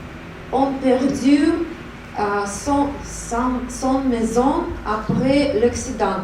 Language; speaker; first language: French; non-native, learner; Russian